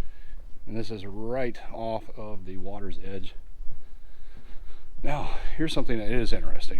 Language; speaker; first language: English; native; English